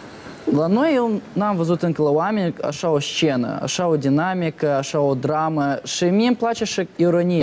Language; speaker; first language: Romanian; non-native, local second language; Russian